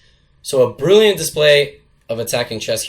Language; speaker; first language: English; native; English